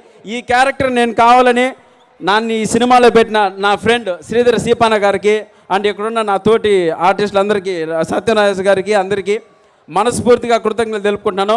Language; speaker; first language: Telugu; native; Telugu